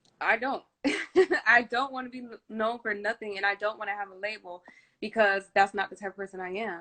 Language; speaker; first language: English; native; English